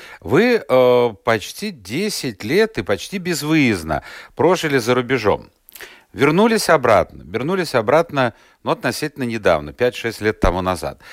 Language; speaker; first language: Russian; native; Russian